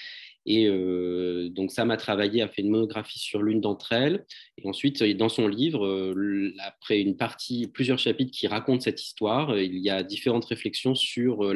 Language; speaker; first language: French; native; French